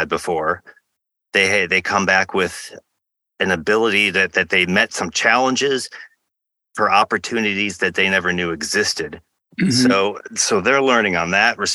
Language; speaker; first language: English; native; English